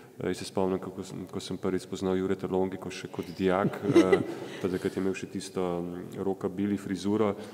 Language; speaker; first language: Slovenian; native; Slovenian